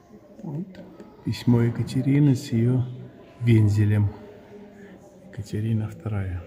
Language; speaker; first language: Russian; native; Russian